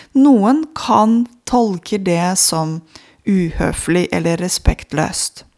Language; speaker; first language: Norwegian; non-native, fluent; Romanian